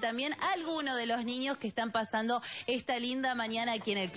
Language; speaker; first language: Spanish; native; Spanish